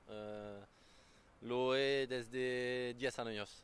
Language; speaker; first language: Spanish; non-native, learner; French